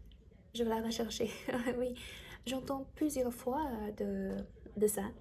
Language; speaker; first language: French; non-native, learner; Chinese